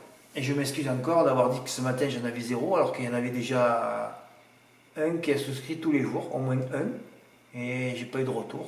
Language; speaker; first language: French; native; French